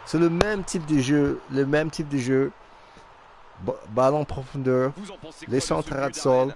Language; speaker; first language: French; non-native, fluent; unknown